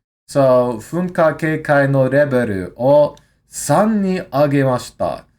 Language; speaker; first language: Japanese; non-native, learner; English